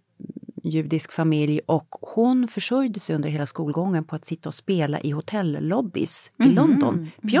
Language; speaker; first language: Swedish; native; Swedish